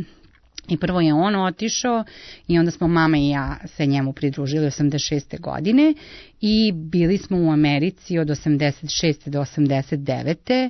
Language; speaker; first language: Serbian; early bilingual, heritage; Serbian